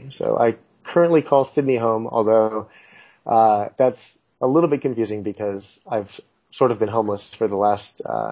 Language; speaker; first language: English; native; English